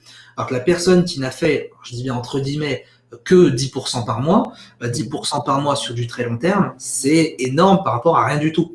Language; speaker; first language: French; native; French